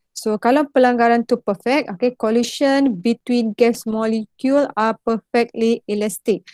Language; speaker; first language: English; non-native, local second language; Malay